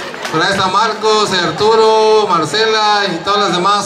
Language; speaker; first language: Spanish; native; Spanish